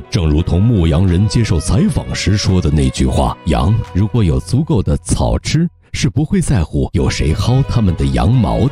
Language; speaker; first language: Chinese; native; Chinese